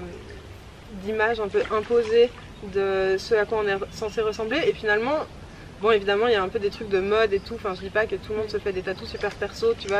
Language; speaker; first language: French; native; French